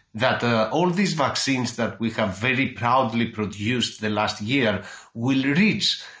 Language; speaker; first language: English; non-native, fluent; Greek